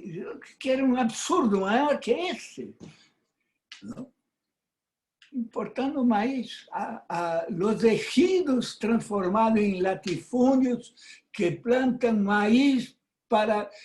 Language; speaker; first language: Spanish; non-native, fluent; Portuguese